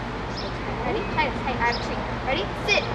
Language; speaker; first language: English; native; English